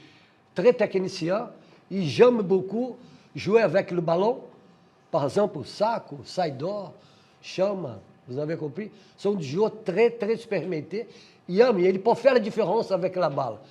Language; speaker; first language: French; non-native, fluent; Portuguese